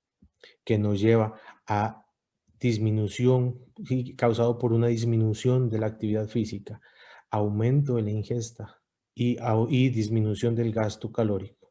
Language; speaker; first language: Spanish; native; Spanish